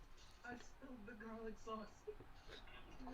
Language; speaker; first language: English; native; English